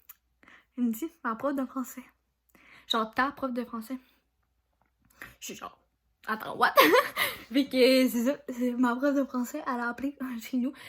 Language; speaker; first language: French; native; French